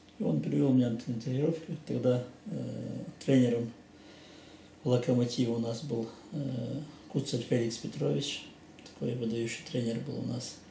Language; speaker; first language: Russian; non-native, local second language; Chechen